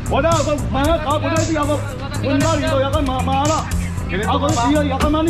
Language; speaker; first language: Filipino; non-native, learner; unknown